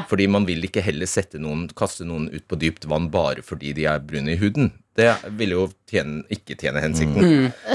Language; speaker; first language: Norwegian; early bilingual, other home language; Bosnian